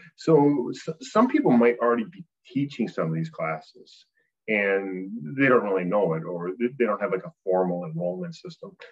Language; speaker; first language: English; native; English